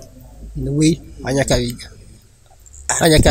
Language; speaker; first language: French; non-native, learner; Rundi